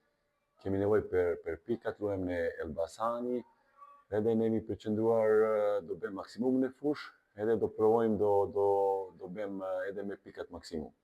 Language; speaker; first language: Albanian; non-native, fluent; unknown